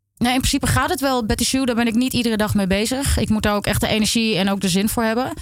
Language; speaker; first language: Dutch; native; Dutch